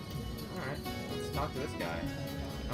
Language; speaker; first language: English; native; English